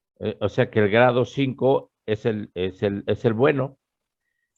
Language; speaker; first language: Spanish; native; Spanish